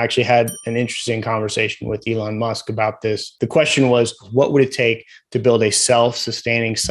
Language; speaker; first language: English; native; English